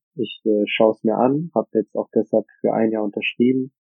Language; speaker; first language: German; native; German